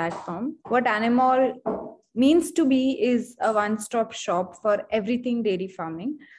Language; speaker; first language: English; non-native, local second language; Hindi